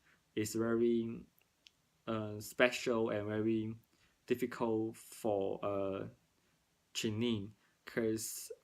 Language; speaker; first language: English; non-native, learner; Cantonese